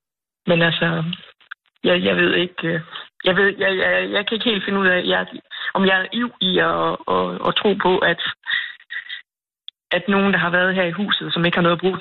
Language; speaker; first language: Danish; native; Danish